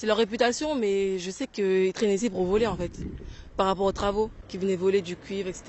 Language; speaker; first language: French; native; French